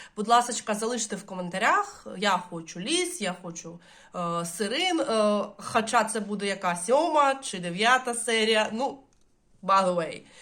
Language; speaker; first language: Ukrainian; non-native, local second language; Russian